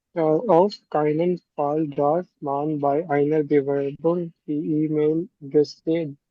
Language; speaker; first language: German; non-native, learner; Urdu